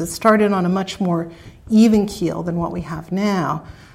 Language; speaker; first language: English; native; English